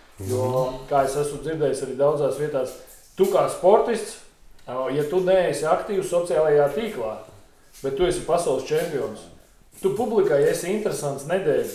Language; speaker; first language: Latvian; native; Latvian